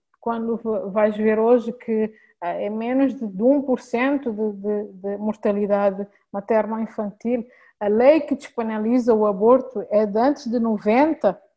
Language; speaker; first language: Portuguese; non-native, local second language; Kabuverdianu